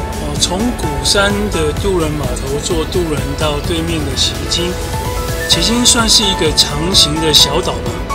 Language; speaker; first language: Chinese; native; Chinese